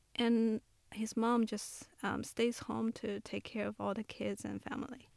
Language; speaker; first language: English; non-native, fluent; Chinese